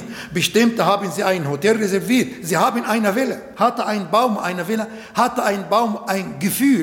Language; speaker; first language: German; non-native, learner; Arabic